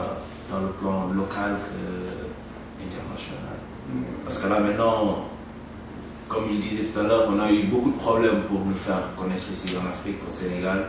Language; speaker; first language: French; non-native, local second language; Wolof